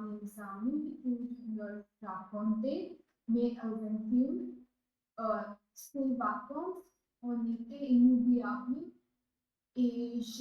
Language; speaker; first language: French; non-native, learner; Hindi